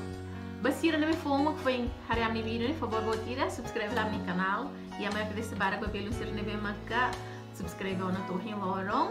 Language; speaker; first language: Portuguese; non-native, local second language; Tetum